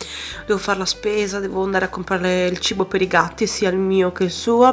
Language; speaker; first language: Italian; native; Italian